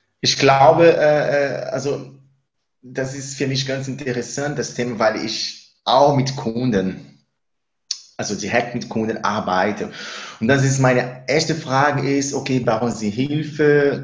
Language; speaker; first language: German; non-native, fluent; Spanish